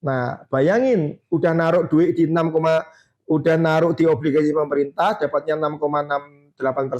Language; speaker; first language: Indonesian; native; Indonesian